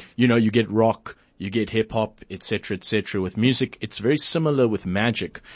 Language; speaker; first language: English; native; English